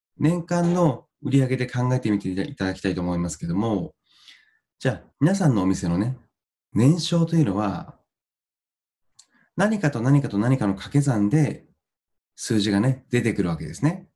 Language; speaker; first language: Japanese; native; Japanese